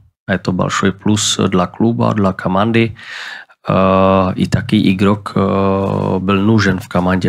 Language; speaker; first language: Russian; non-native, fluent; Czech